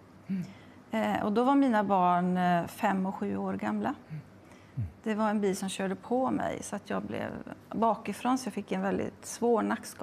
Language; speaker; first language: Swedish; native; Swedish